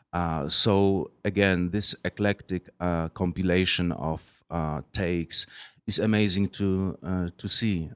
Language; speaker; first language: English; non-native, fluent; Polish